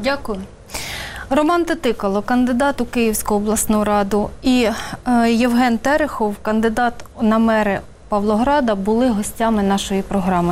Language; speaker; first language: Ukrainian; native; Ukrainian